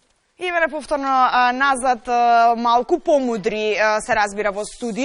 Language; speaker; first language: Macedonian; native; Macedonian